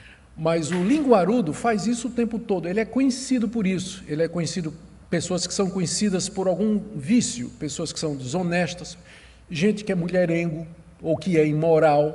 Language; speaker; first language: Portuguese; native; Portuguese